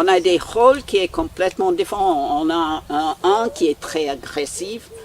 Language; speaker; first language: French; non-native, learner; English